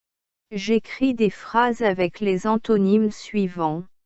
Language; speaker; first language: French; non-native, local second language; Arabic